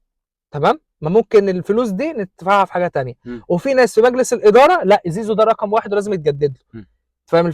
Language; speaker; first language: Arabic; native; Arabic